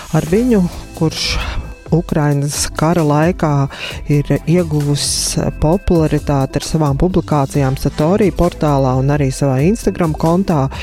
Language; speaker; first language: Latvian; native; Latvian